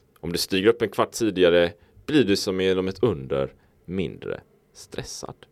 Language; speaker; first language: Swedish; native; Swedish